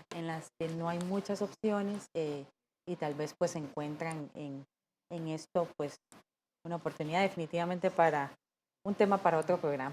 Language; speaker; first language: Spanish; native; Spanish